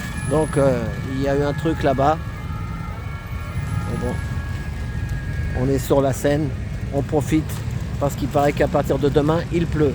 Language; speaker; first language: French; native; French